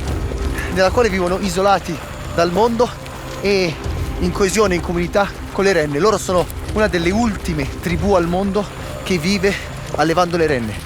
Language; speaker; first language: Italian; native; Italian